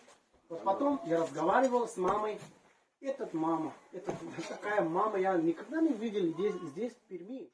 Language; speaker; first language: Russian; non-native, learner; Manipuri